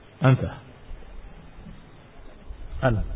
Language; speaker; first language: Arabic; non-native, fluent; Indonesian